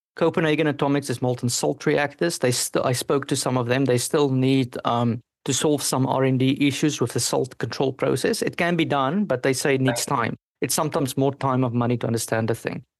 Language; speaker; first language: English; non-native, local second language; Afrikaans